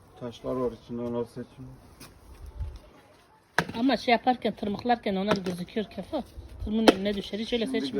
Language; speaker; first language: Turkish; native; Turkish